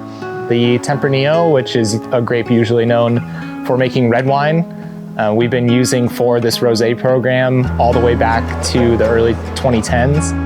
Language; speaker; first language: English; native; English